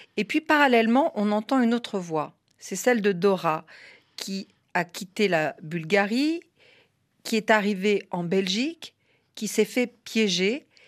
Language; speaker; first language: French; native; French